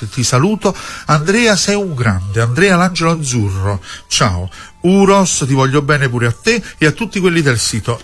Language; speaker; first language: Italian; native; Italian